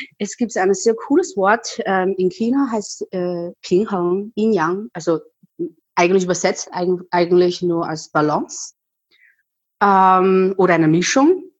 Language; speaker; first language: German; non-native, fluent; Chinese